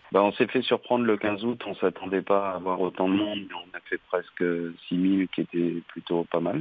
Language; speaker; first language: French; native; French